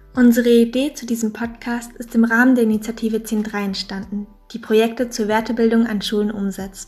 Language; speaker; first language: German; native; German